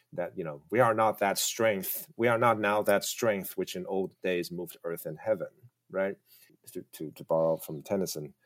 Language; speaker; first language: English; early bilingual, other home language; Chinese